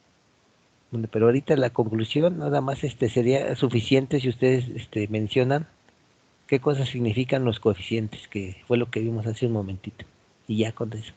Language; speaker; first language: Spanish; native; Spanish